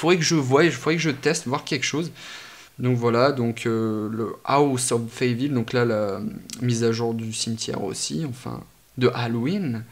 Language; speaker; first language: French; native; French